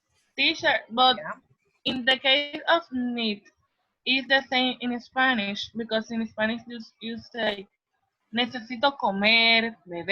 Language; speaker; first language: English; non-native, learner; Spanish